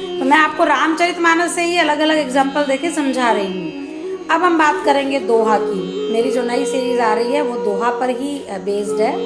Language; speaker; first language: Hindi; native; Hindi